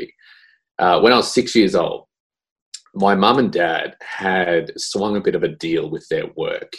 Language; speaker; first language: English; native; English